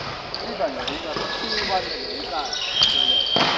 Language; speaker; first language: Chinese; non-native, local second language; Cantonese